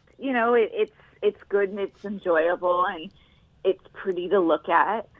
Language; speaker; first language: English; native; English